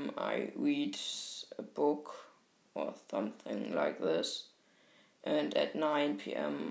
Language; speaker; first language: English; non-native, fluent; German